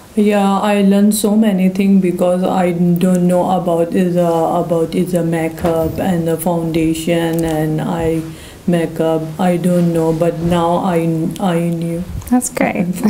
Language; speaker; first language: English; non-native, local second language; Sinhala